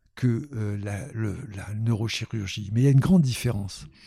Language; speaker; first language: French; native; French